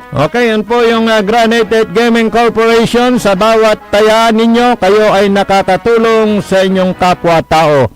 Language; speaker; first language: Filipino; non-native, local second language; Pangasinan